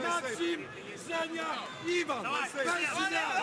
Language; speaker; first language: Ukrainian; non-native, learner; Polish